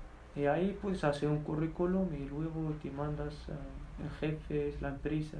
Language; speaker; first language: Spanish; non-native, learner; Berber languages